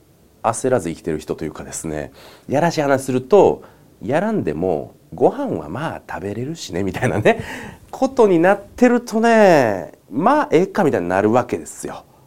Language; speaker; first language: Japanese; native; Japanese